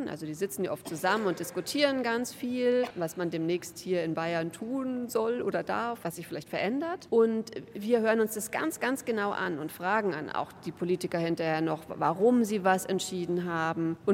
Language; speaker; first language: German; native; German